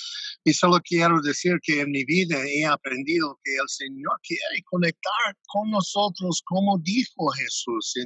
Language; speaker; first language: Spanish; non-native, fluent; English